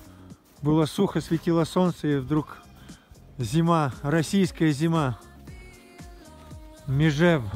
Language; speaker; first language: Russian; native; Russian